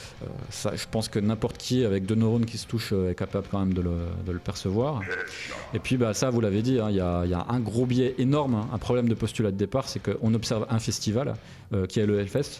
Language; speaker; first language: French; native; French